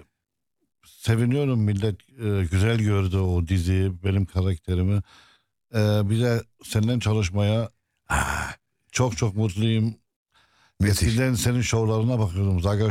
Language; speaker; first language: Turkish; non-native, local second language; Arabic